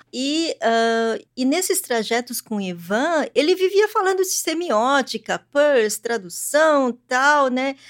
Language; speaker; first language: Portuguese; early bilingual, other home language; Korean